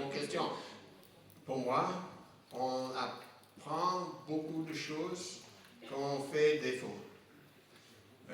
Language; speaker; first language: French; non-native, fluent; English